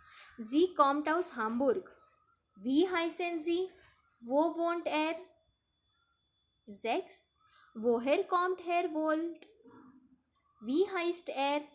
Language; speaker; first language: German; non-native, fluent; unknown